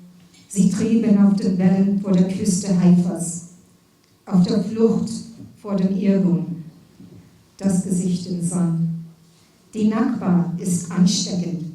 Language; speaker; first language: German; non-native, fluent; English